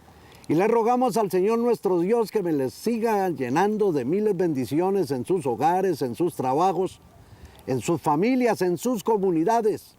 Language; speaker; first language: Spanish; native; Spanish